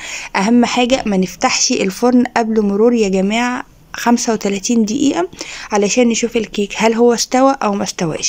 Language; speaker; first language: Arabic; native; Arabic